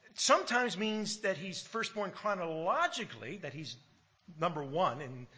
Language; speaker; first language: English; native; English